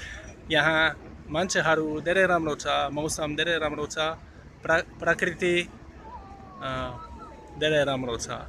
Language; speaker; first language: Nepali; non-native, learner; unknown